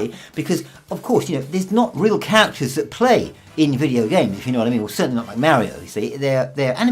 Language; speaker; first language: English; native; English